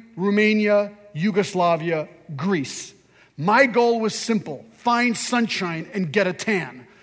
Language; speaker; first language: English; early bilingual, other home language; French